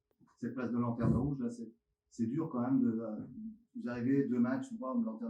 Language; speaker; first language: French; native; French